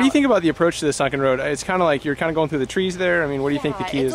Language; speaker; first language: English; native; English